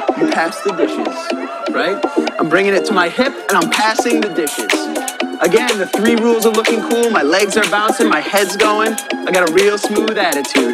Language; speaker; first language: English; native; English